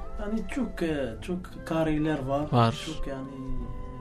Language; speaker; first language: Turkish; non-native, learner; Arabic